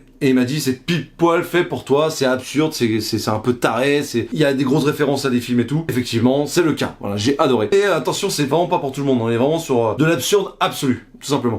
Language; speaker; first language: French; native; French